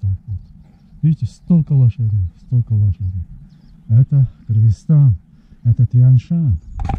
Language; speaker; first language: Russian; non-native, fluent; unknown